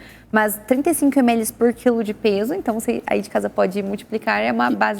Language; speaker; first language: Portuguese; native; Portuguese